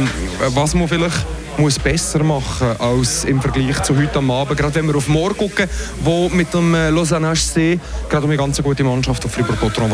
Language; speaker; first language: German; native; German